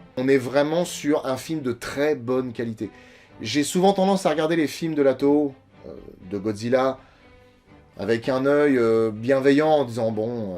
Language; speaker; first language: French; native; French